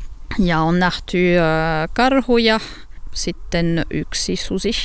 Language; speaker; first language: Finnish; non-native, learner; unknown